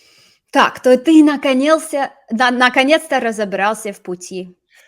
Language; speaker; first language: Russian; non-native, fluent; English